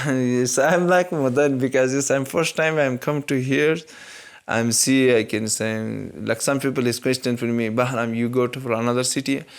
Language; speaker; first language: English; non-native, learner; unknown